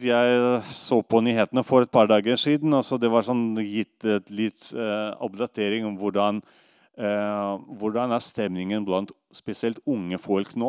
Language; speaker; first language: Norwegian; non-native, fluent; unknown